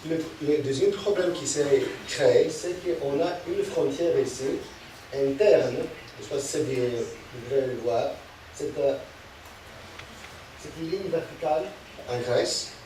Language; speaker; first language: French; non-native, fluent; Greek